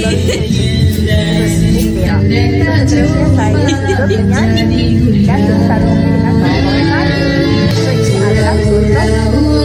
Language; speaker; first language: Malay; native; Malay